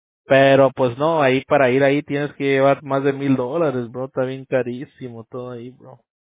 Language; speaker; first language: Spanish; early bilingual, heritage; Spanish